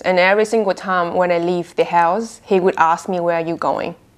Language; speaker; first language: English; non-native, fluent; Vietnamese